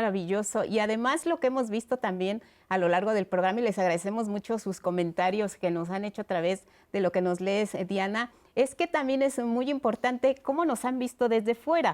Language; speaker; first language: Spanish; native; Spanish